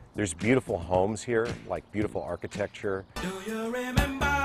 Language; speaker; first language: English; native; English